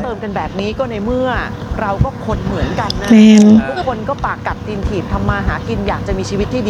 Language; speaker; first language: Thai; native; Thai